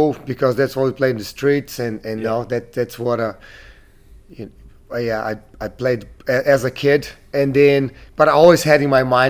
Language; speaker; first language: English; non-native, fluent; Portuguese